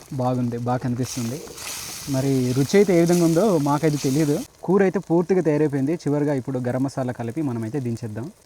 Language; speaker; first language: Telugu; non-native, local second language; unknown